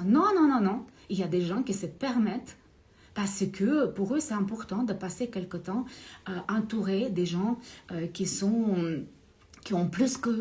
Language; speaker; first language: French; non-native, fluent; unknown